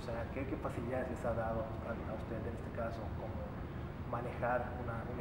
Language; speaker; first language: Spanish; native; Spanish